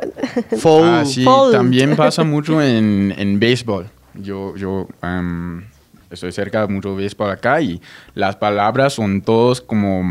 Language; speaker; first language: Spanish; non-native, fluent; English